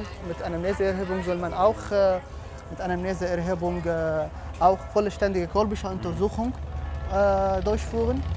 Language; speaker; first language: German; non-native, fluent; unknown